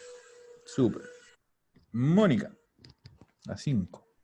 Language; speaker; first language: Italian; non-native, fluent; Spanish